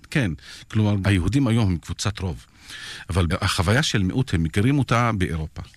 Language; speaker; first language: Hebrew; non-native, local second language; Arabic